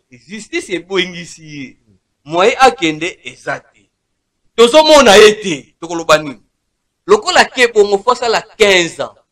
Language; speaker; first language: Lingala; non-native, local second language; Kongo